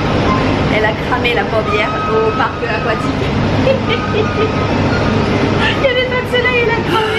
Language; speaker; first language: French; native; French